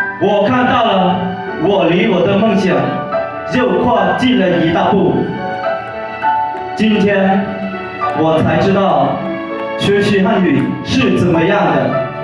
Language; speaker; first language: Chinese; non-native, learner; Lao